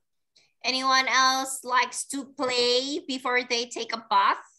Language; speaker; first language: English; non-native, fluent; Indonesian